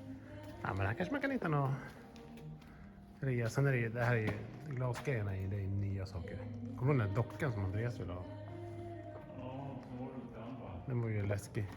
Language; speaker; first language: Swedish; native; Swedish